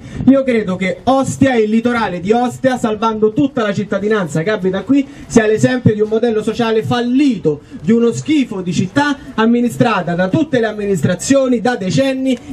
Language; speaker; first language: Italian; native; Italian